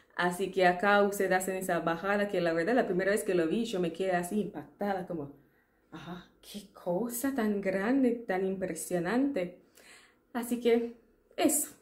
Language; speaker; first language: Spanish; non-native, fluent; English